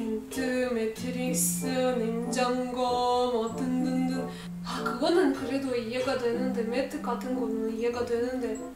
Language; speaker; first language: Korean; non-native, fluent; Russian